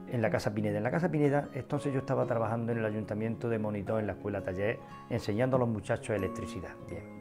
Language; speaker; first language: Spanish; native; Spanish